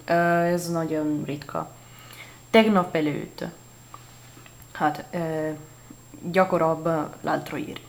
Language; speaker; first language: Hungarian; non-native, learner; Italian